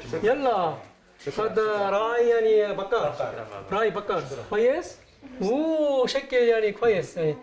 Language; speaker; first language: Arabic; non-native, learner; Korean